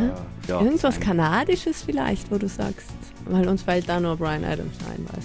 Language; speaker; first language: German; native; German